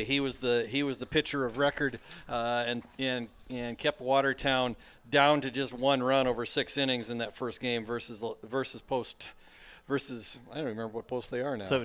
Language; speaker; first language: English; native; English